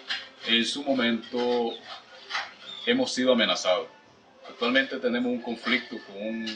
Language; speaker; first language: Spanish; native; Spanish